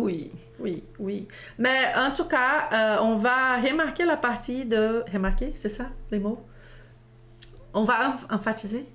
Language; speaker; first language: French; non-native, fluent; Portuguese